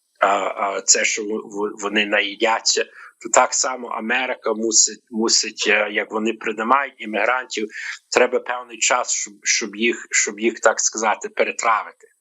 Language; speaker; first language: Ukrainian; early bilingual, heritage; Ukrainian